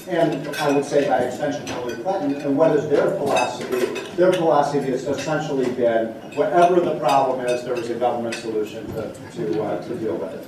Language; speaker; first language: English; native; English